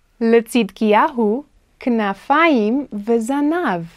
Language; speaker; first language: Hebrew; non-native, fluent; English